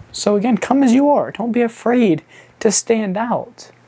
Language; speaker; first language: English; native; English